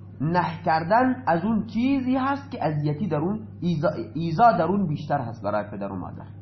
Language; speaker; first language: Persian; non-native, local second language; Baluchi